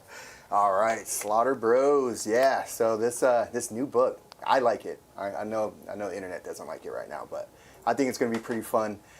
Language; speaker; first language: English; native; English